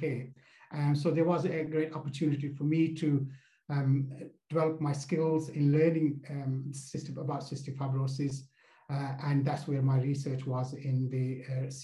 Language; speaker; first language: English; non-native, local second language; Punjabi